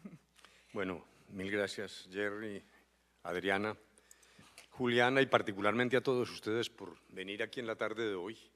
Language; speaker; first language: Spanish; native; Spanish